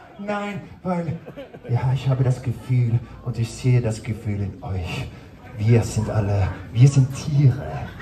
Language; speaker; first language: German; non-native, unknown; Swedish